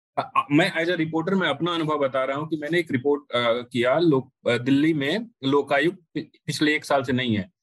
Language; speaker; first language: Hindi; native; Hindi